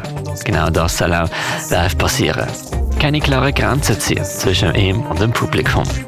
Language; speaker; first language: German; native; German